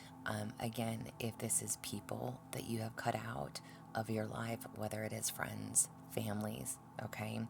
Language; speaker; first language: English; native; English